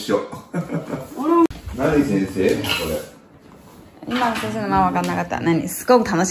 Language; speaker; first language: Japanese; non-native, fluent; Chinese